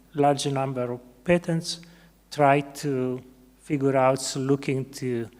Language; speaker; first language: English; non-native, fluent; Italian